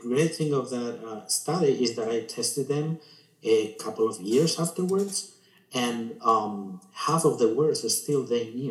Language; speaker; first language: English; non-native, fluent; Spanish